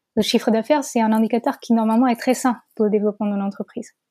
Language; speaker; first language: French; non-native, fluent; Portuguese